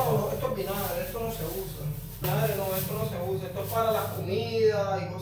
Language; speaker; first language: Spanish; native; Spanish